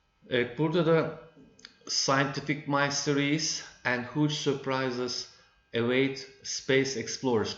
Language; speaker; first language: English; non-native, fluent; Turkish